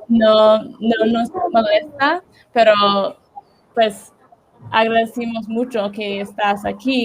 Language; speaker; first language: Spanish; non-native, learner; English